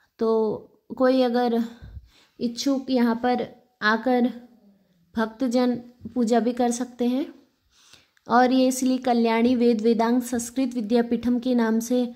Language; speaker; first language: Hindi; native; Hindi